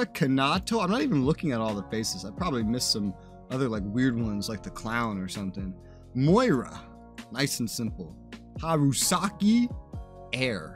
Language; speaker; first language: English; native; English